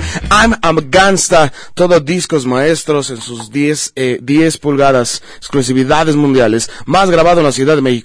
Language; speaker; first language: Spanish; native; Spanish